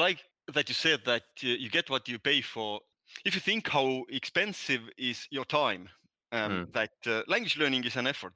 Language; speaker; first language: English; non-native, fluent; Estonian